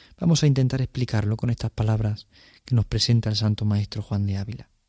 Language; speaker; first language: Spanish; native; Spanish